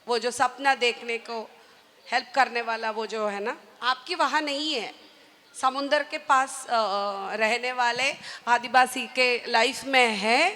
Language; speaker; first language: Hindi; non-native, local second language; Malayalam